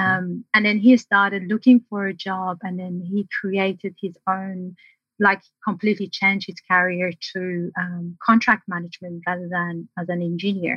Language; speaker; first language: English; non-native, fluent; Persian